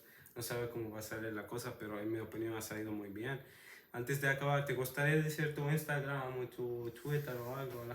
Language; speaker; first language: Spanish; non-native, fluent; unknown